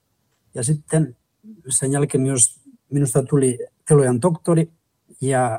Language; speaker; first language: Finnish; non-native, fluent; Spanish